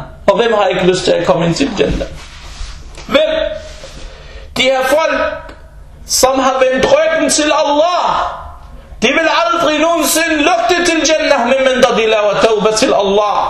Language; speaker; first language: Danish; early bilingual, other home language; Arabic